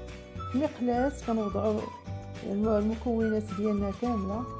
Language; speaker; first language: Arabic; native; Arabic